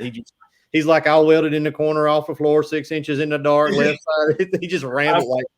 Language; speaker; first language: English; native; English